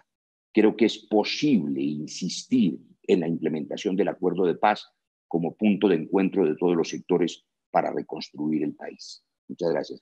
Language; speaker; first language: Spanish; native; Spanish